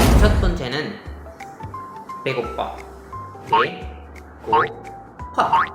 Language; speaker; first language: Korean; non-native, learner; Indonesian